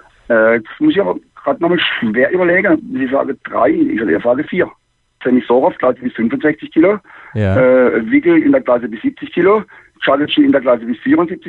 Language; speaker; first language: German; native; German